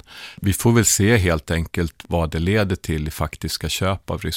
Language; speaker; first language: Swedish; native; Swedish